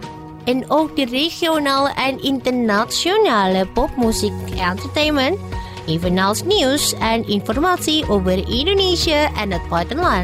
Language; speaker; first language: Dutch; non-native, fluent; Indonesian